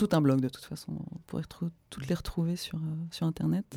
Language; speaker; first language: French; native; French